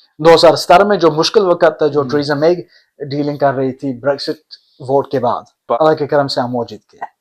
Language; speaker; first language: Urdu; early bilingual, heritage; Urdu